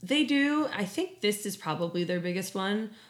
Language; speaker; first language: English; non-native, fluent; Spanish